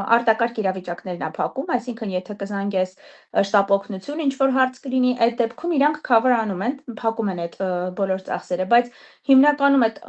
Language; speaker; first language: Armenian; native; Armenian